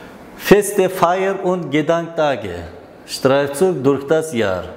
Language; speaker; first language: German; non-native, learner; Uzbek